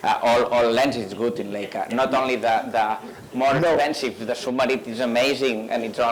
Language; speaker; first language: English; non-native, learner; Spanish